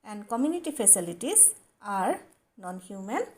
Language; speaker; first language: English; non-native, local second language; Assamese